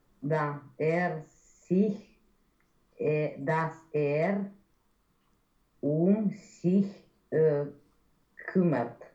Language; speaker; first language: German; non-native, learner; Romanian